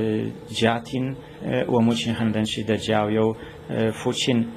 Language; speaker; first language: Chinese; non-native, learner; Polish